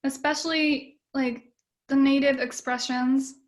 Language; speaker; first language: English; early bilingual, other home language; Japanese